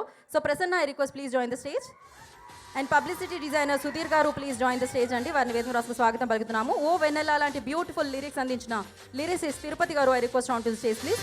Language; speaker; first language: Telugu; native; Telugu